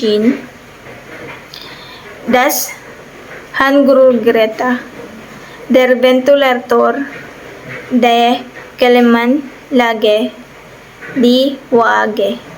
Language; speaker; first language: German; non-native, learner; Bikol